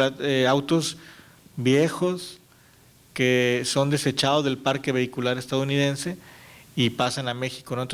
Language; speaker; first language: Spanish; native; Spanish